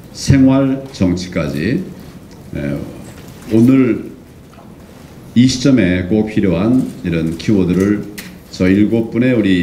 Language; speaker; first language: Korean; native; Korean